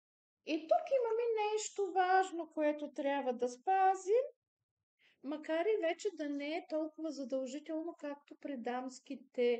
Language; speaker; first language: Bulgarian; native; Bulgarian